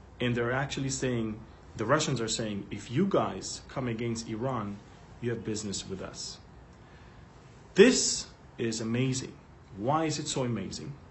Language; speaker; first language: English; non-native, fluent; Hebrew